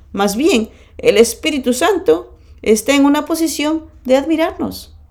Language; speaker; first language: Spanish; non-native, fluent; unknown